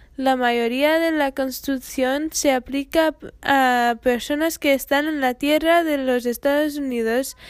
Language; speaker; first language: Spanish; non-native, fluent; English